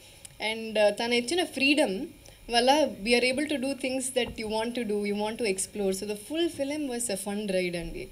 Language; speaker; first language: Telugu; non-native, fluent; Malayalam